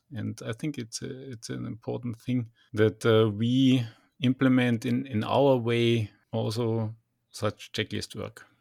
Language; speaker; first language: English; non-native, fluent; German